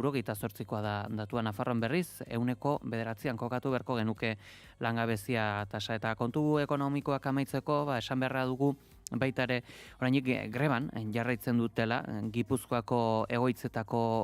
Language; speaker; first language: Basque; native; Basque